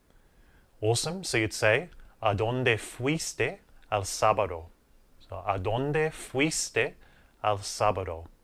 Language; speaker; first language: Spanish; non-native, fluent; English